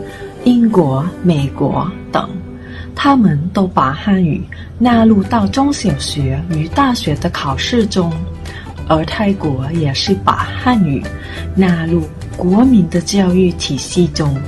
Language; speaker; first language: Chinese; non-native, fluent; Thai